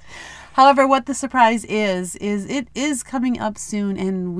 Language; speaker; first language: English; native; English